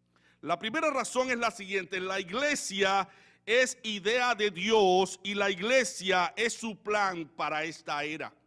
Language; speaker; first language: Spanish; native; Spanish